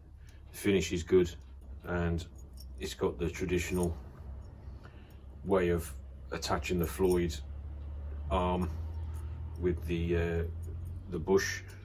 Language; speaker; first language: English; native; English